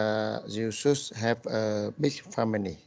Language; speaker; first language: English; non-native, learner; Vietnamese